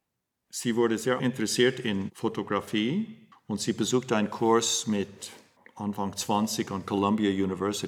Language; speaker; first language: German; non-native, fluent; English